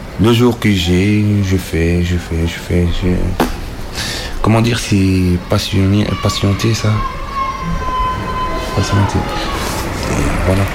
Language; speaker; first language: French; non-native, learner; Arabic